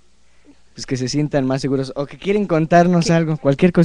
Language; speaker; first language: Spanish; native; Spanish